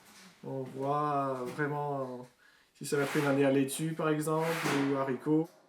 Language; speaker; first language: French; early bilingual, other home language; Dutch